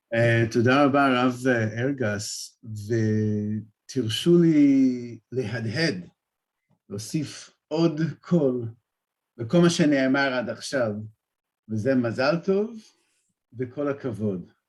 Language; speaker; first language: Hebrew; non-native, fluent; English